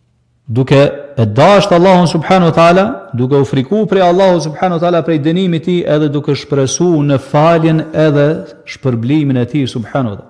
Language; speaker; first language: Albanian; native; Albanian